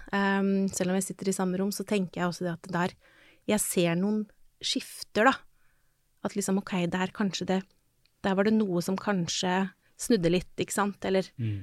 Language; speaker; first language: Norwegian; native; Norwegian